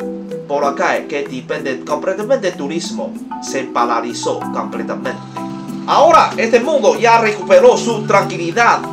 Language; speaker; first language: Spanish; non-native, learner; Chinese